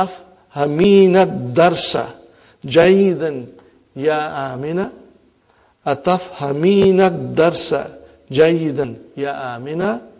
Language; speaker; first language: Arabic; non-native, fluent; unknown